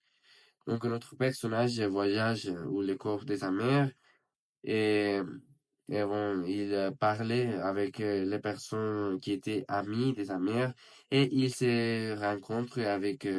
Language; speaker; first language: French; non-native, learner; Spanish